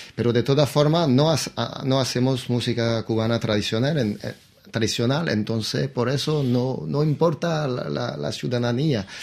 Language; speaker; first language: Spanish; non-native, fluent; French